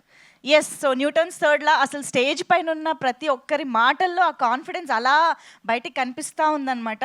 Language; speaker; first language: Telugu; native; Telugu